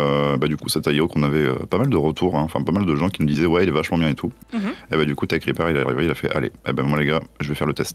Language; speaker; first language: French; native; French